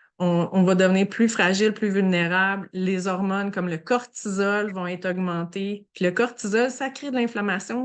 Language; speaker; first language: French; native; French